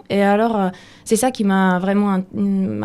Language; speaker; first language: French; non-native, fluent; Serbian